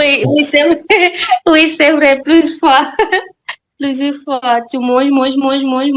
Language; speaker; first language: French; non-native, learner; Portuguese